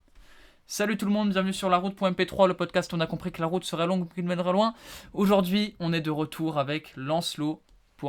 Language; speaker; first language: French; native; French